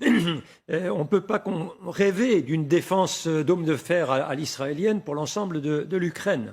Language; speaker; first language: French; native; French